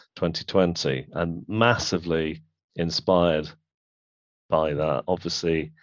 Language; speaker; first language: English; native; English